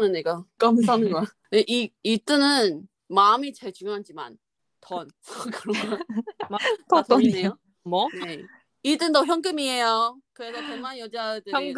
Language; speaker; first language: Korean; non-native, fluent; Chinese